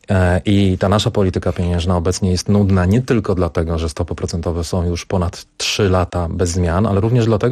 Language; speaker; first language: Polish; native; Polish